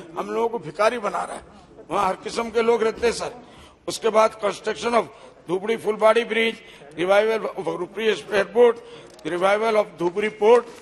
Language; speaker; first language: Hindi; non-native, local second language; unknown